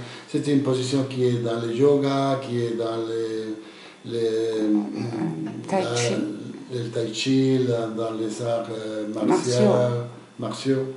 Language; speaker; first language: French; non-native, fluent; Spanish